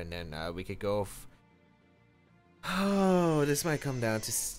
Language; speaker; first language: English; native; English